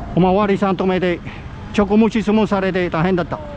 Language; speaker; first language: Japanese; non-native, fluent; Spanish